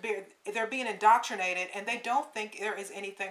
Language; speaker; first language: English; native; English